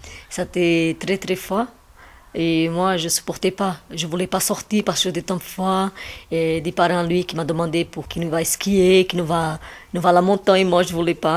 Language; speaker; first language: French; non-native, learner; Portuguese